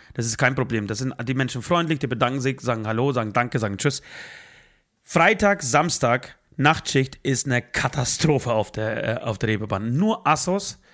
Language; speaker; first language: German; native; German